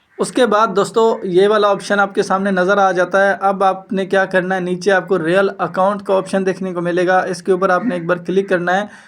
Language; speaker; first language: Urdu; native; Urdu